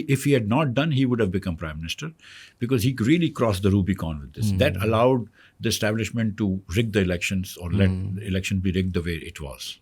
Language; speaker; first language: English; non-native, local second language; Urdu